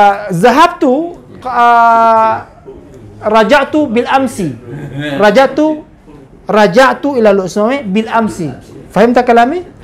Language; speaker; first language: Arabic; non-native, fluent; Indonesian